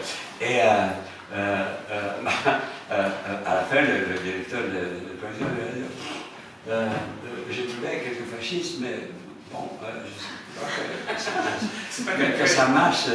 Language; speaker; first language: French; non-native, fluent; Romanian